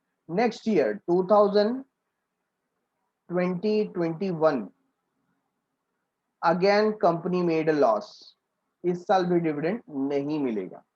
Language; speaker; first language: Hindi; native; Hindi